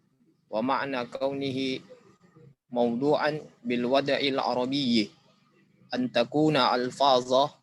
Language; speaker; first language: Arabic; non-native, learner; Indonesian